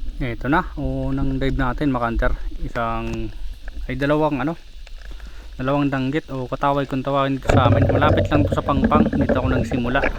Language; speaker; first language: Filipino; non-native, local second language; Bikol